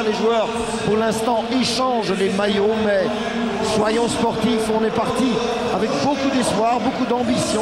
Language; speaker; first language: French; native; French